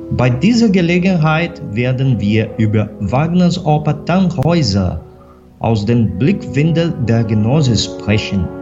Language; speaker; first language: German; non-native, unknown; Portuguese